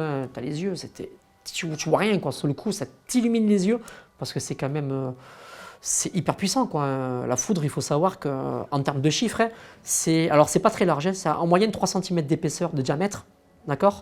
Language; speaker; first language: French; native; French